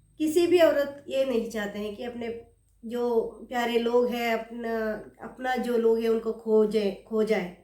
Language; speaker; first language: Hindi; non-native, local second language; Kannada